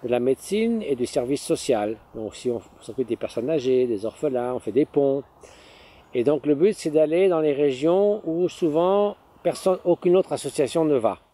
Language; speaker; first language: French; native; French